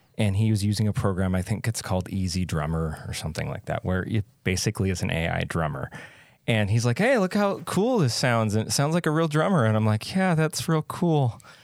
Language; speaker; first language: English; native; English